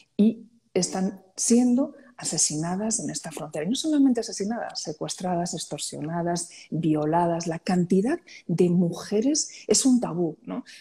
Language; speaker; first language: Spanish; native; Spanish